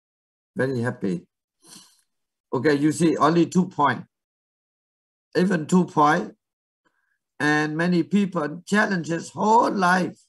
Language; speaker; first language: English; non-native, learner; Vietnamese